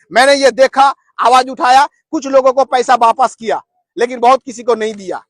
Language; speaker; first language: Hindi; non-native, local second language; Bangla